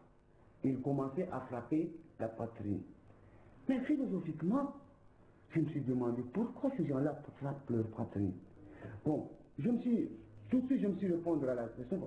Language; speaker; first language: French; non-native, local second language; Ngazidja Comorian